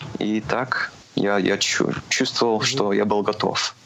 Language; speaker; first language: Russian; early bilingual, heritage; Russian